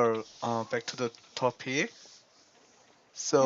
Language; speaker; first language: English; non-native, learner; Korean